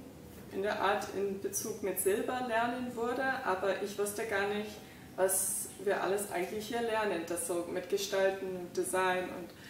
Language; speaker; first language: German; non-native, fluent; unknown